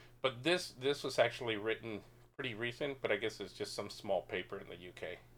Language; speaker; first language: English; native; English